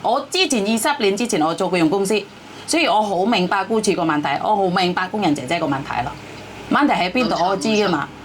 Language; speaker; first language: Cantonese; non-native, fluent; Indonesian